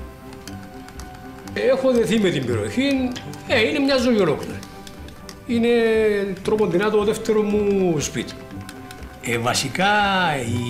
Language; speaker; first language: Greek; native; Greek